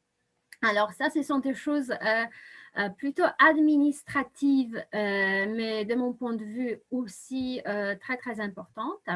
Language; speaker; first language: French; non-native, fluent; Polish